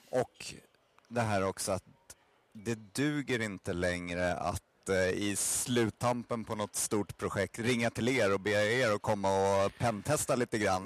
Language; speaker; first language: Swedish; native; Swedish